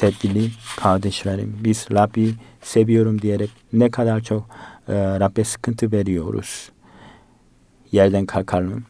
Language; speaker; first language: Turkish; non-native, learner; Korean